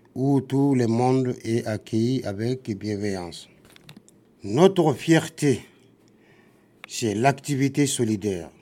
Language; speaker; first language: French; non-native, local second language; Bambara